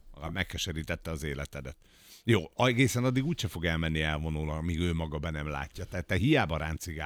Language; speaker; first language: Hungarian; native; Hungarian